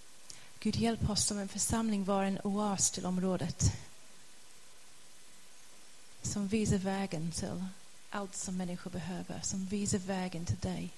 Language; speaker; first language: Swedish; non-native, fluent; English